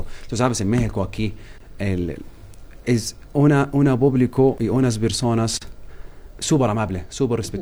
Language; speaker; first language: Spanish; non-native, learner; Arabic